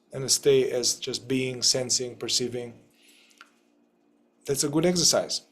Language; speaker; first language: English; non-native, fluent; Romanian